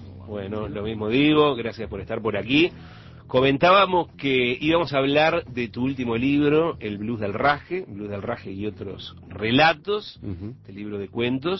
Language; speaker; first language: Spanish; native; Spanish